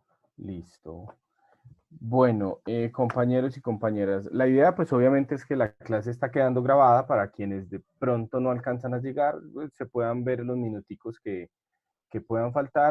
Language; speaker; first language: Spanish; native; Spanish